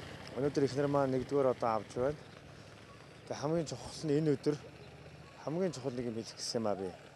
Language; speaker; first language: Mongolian; native; Mongolian